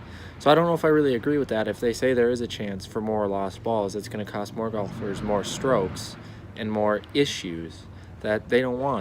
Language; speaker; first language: English; native; English